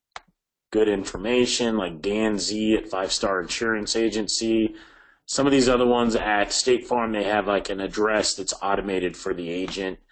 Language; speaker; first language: English; native; English